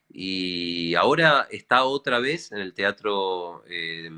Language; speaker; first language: Spanish; native; Spanish